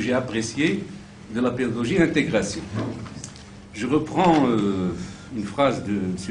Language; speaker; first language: French; non-native, local second language; Arabic